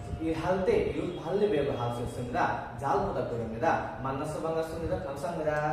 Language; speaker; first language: Korean; non-native, learner; Bangla